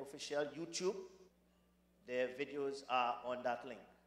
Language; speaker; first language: English; native; English